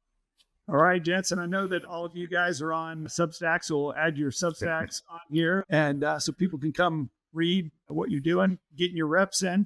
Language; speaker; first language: English; native; English